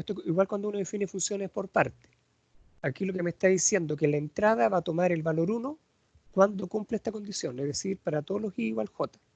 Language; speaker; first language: Spanish; native; Spanish